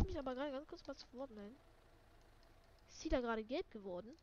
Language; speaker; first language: German; native; German